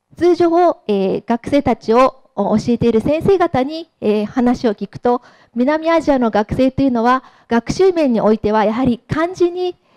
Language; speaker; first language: Japanese; native; Japanese